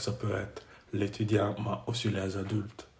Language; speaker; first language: French; non-native, learner; English